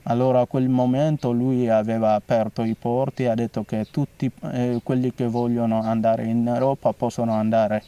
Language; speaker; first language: Italian; non-native, fluent; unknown